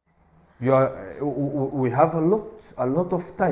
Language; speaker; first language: English; non-native, fluent; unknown